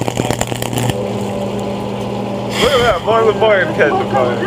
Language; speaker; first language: English; native; English